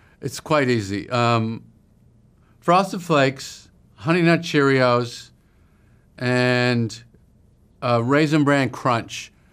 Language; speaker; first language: English; native; English